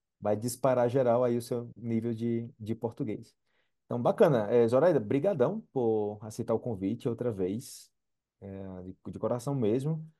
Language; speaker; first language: Portuguese; native; Portuguese